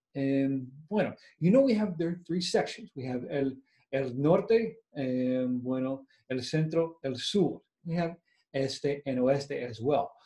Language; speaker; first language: English; native; English